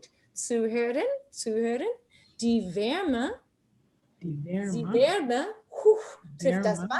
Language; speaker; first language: German; non-native, fluent; English